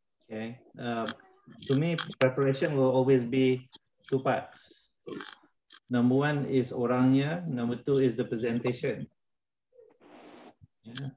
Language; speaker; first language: English; non-native, local second language; Malay